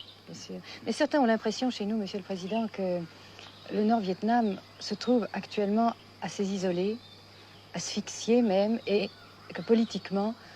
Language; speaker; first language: French; native; French